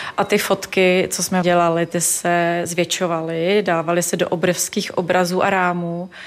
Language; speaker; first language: Czech; native; Czech